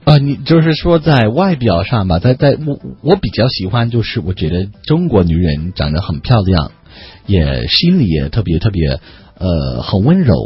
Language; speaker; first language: Chinese; non-native, fluent; English